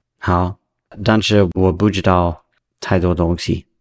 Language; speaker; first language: Chinese; non-native, learner; English